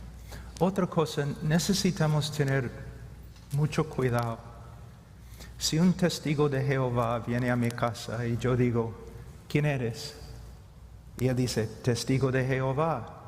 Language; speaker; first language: Spanish; non-native, fluent; English